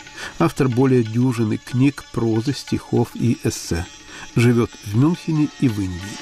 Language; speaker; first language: Russian; native; Russian